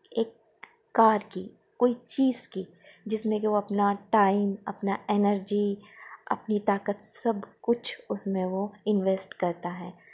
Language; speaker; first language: Hindi; non-native, local second language; Marathi